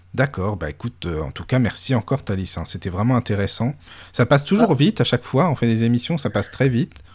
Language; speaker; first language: French; native; French